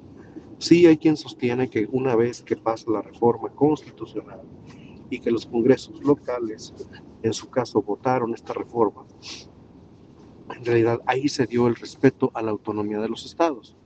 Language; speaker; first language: Spanish; native; Spanish